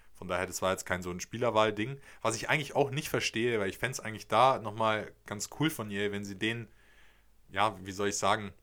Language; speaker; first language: German; native; German